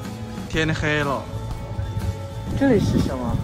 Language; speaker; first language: Chinese; non-native, fluent; Thai